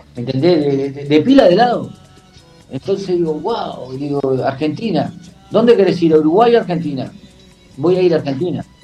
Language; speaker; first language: Spanish; native; Spanish